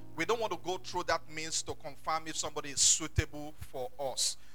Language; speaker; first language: English; non-native, local second language; Yoruba